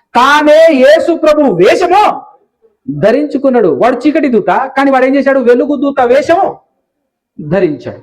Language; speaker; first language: Telugu; non-native, local second language; Lambadi